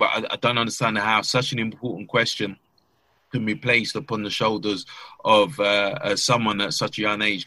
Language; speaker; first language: English; native; English